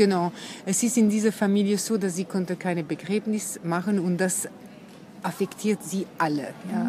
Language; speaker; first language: German; non-native, fluent; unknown